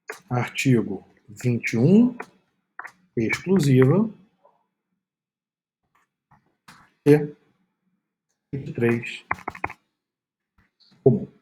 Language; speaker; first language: Portuguese; native; Portuguese